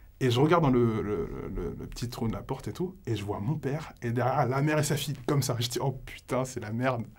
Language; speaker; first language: French; native; French